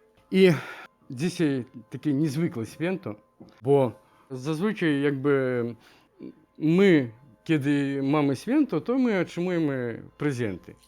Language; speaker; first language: Polish; non-native, learner; Ukrainian